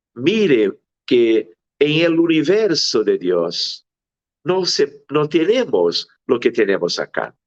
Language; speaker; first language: Spanish; non-native, fluent; Portuguese